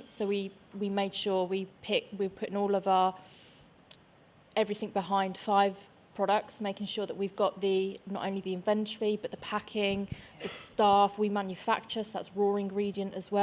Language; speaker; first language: English; native; English